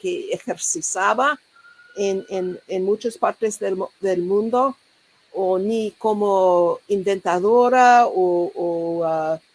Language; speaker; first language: Spanish; non-native, learner; English